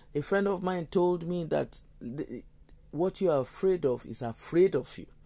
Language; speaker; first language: English; non-native, local second language; Yoruba